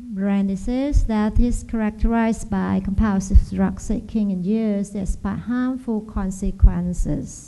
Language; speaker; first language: English; non-native, learner; Thai